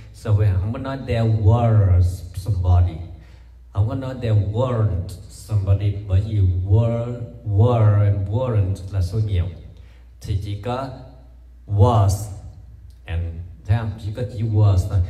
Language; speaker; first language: English; non-native, fluent; Vietnamese